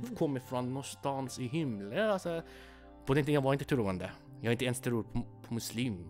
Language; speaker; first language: Swedish; non-native, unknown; Persian